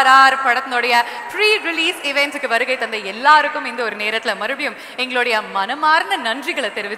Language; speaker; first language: Tamil; native; Tamil